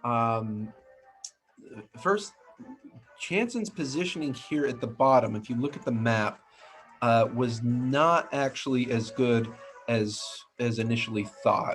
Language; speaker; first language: English; native; English